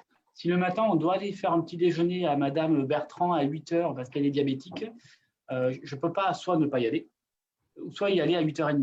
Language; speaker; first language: French; native; French